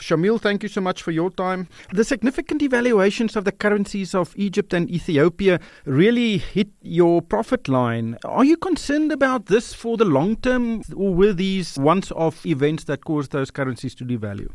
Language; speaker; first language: English; non-native, local second language; Afrikaans